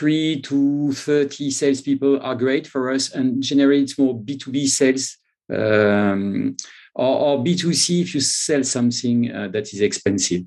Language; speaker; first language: English; non-native, fluent; French